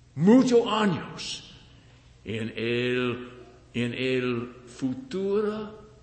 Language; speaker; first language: Spanish; non-native, learner; English